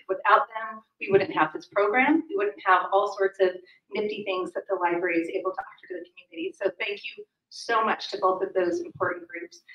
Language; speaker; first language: English; native; English